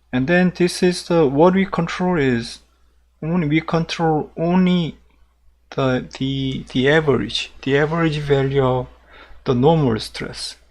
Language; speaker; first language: English; non-native, fluent; Korean